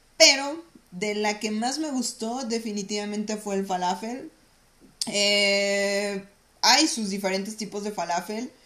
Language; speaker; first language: Spanish; native; Spanish